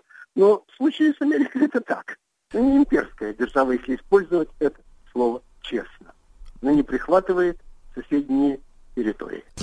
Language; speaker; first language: Russian; native; Russian